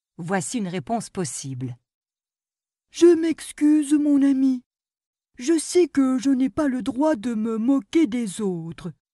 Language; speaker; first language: French; non-native, local second language; Arabic